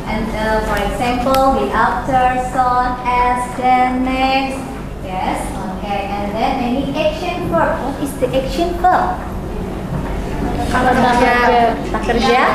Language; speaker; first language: English; non-native, learner; Indonesian